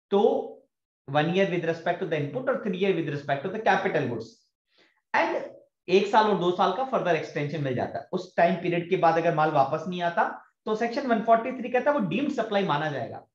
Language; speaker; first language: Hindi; native; Hindi